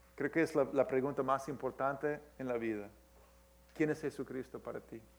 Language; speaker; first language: Spanish; early bilingual, heritage; Spanish